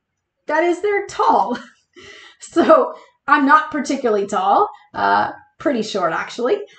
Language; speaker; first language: English; native; English